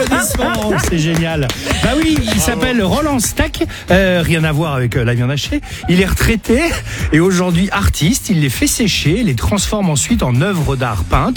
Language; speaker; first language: French; native; French